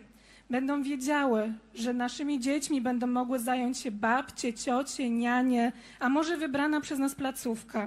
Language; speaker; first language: Polish; native; Polish